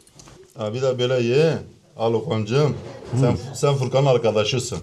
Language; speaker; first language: Turkish; native; Turkish